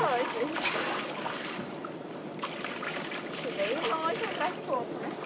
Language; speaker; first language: Portuguese; native; Portuguese